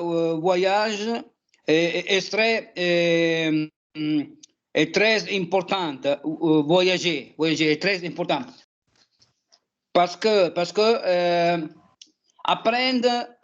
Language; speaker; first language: French; non-native, learner; Italian